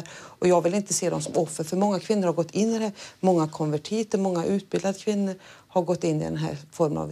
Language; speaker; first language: Swedish; native; Swedish